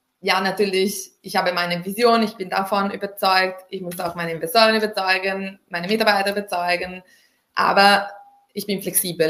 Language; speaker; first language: German; non-native, fluent; Italian